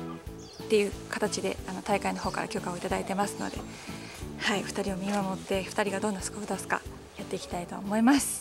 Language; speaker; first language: Japanese; native; Japanese